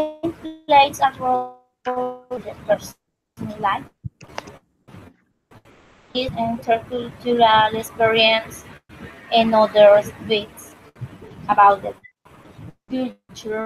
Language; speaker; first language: English; non-native, learner; Spanish